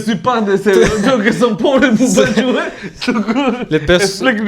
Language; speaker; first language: French; non-native, fluent; Spanish